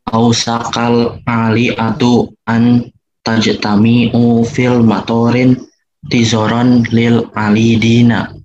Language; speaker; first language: Arabic; non-native, learner; Indonesian